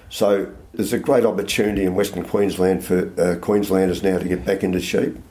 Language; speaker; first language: English; native; English